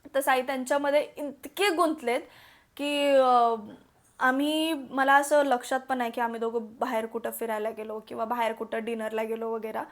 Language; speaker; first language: Marathi; non-native, local second language; Malayalam